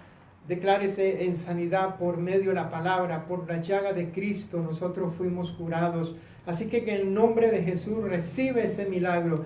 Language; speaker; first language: Spanish; native; Spanish